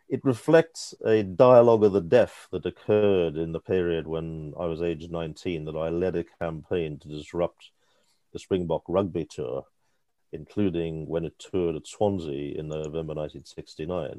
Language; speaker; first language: English; native; English